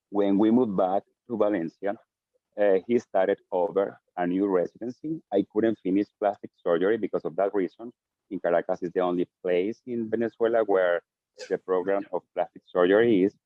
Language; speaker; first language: English; non-native, fluent; Spanish